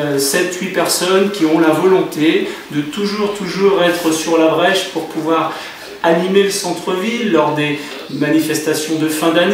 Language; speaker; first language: French; native; French